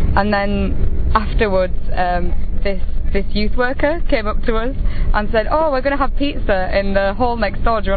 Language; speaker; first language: English; native; English